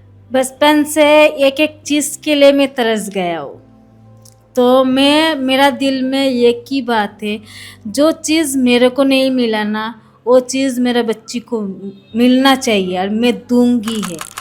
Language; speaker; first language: Hindi; non-native, local second language; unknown